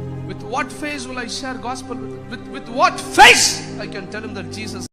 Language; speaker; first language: English; non-native, local second language; Tamil